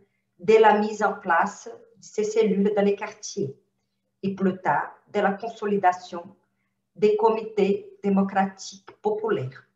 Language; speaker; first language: French; non-native, fluent; Portuguese